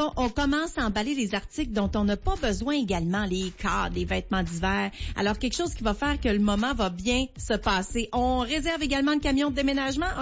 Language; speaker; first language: French; native; French